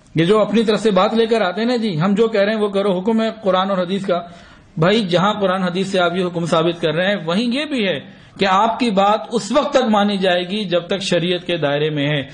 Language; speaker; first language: Urdu; non-native, local second language; Punjabi